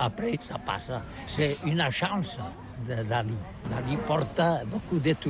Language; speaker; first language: French; non-native, learner; Catalan